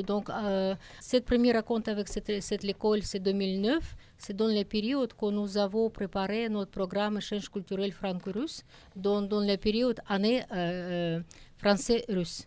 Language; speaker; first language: French; non-native, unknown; Russian